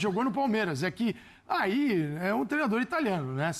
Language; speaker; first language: Portuguese; native; Portuguese